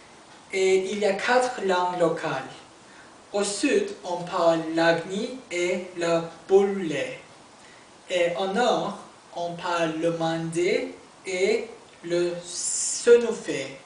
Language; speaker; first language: French; non-native, learner; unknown